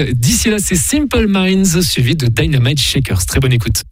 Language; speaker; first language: French; native; French